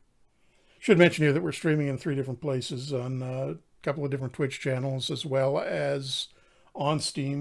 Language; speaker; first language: English; native; English